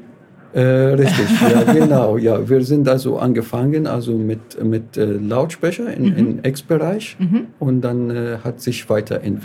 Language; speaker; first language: German; non-native, learner; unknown